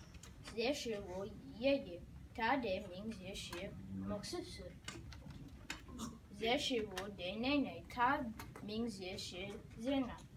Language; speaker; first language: Chinese; non-native, learner; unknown